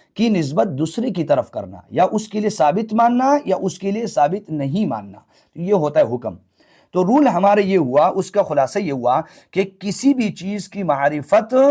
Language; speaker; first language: Urdu; non-native, local second language; Pashto